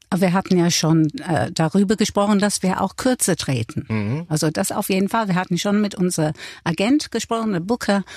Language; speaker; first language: German; non-native, fluent; English